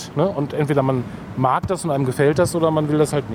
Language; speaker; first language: German; native; German